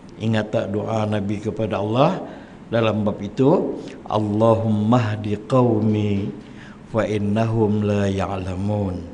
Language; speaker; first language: Malay; native; Malay